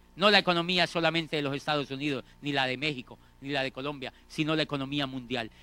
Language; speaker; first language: Spanish; native; Spanish